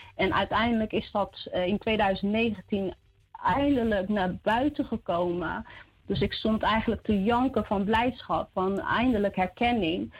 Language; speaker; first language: Dutch; early bilingual, other home language; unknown